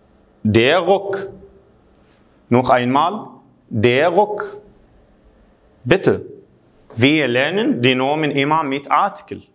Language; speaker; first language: German; non-native, fluent; Arabic